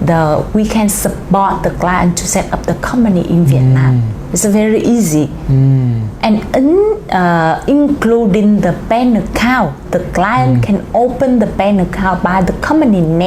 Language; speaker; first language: English; non-native, learner; Vietnamese